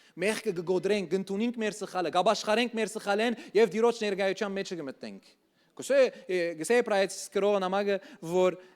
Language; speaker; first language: Armenian; early bilingual, heritage; Armenian